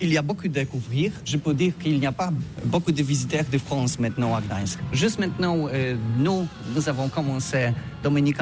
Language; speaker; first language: French; non-native, learner; Polish